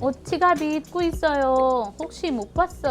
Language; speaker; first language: Korean; non-native, fluent; Filipino